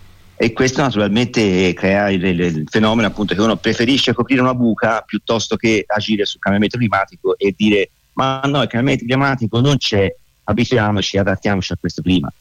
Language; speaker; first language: Italian; native; Italian